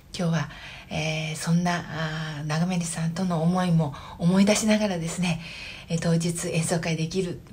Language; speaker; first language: Japanese; native; Japanese